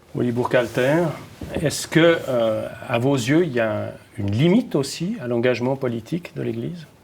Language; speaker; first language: French; native; French